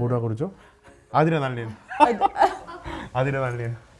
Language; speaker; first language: Korean; native; Korean